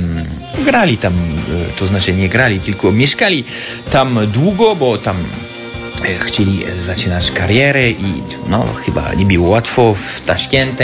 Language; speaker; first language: Polish; non-native, learner; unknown